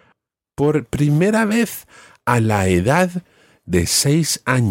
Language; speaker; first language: Spanish; non-native, fluent; English